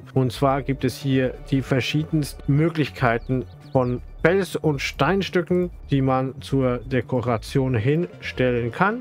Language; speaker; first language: German; native; German